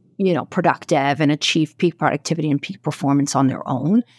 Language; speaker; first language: English; non-native, fluent; Portuguese